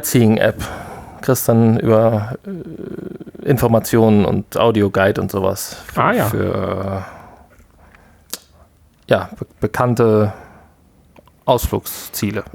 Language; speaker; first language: German; native; German